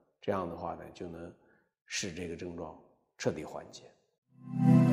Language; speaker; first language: Chinese; native; Chinese